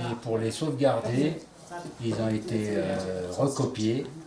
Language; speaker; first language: French; native; French